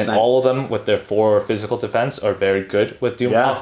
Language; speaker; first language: English; native; English